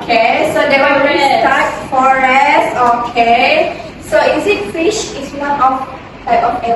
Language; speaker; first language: English; non-native, local second language; Malay